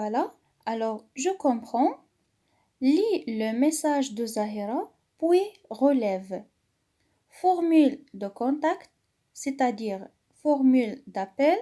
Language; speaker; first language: French; non-native, local second language; Arabic